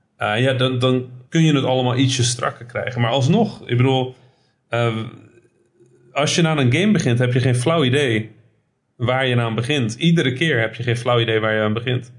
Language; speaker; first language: Dutch; early bilingual, other home language; Arabic